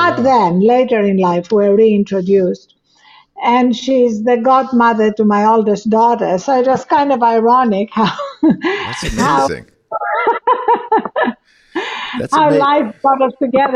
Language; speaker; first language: English; non-native, fluent; Greek